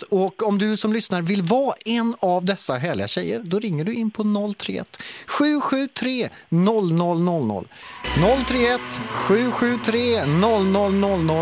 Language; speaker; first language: Swedish; native; Swedish